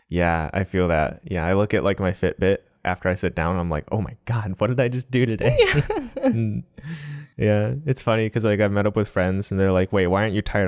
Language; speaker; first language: English; native; English